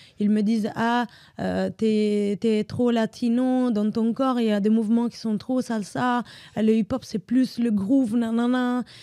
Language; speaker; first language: French; non-native, fluent; Italian